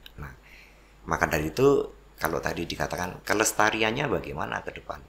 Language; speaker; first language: Indonesian; non-native, local second language; Javanese